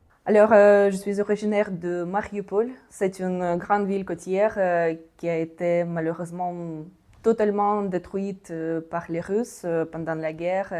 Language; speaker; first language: French; non-native, fluent; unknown